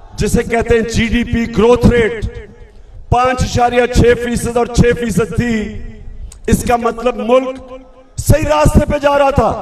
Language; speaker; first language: Urdu; native; Urdu